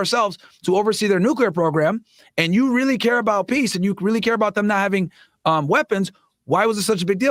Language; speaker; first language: English; native; English